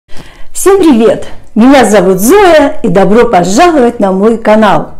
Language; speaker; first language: Russian; native; Russian